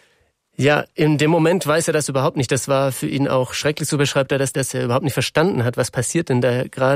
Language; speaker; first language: German; native; German